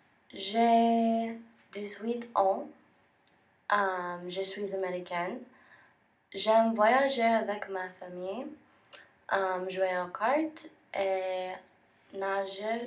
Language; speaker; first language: French; non-native, learner; English